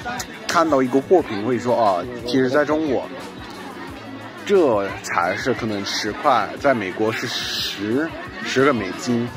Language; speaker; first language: Chinese; non-native, learner; English